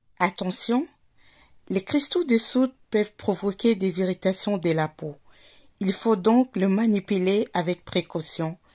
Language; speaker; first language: French; non-native, local second language; Lingala